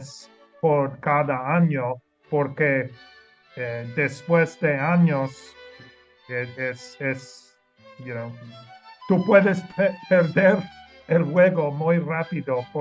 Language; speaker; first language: Spanish; non-native, learner; English